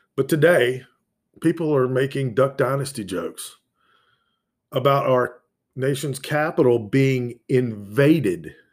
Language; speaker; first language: English; native; English